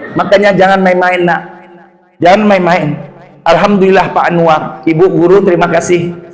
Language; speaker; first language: Indonesian; non-native, local second language; Achinese